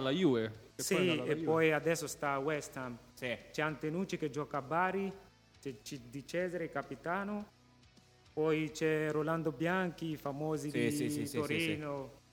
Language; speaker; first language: Italian; non-native, local second language; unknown